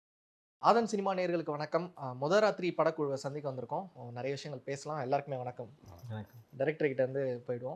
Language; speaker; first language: Tamil; native; Tamil